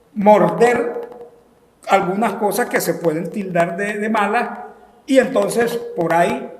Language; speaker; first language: Spanish; native; Spanish